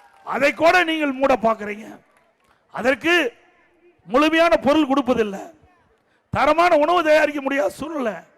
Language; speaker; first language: Tamil; native; Tamil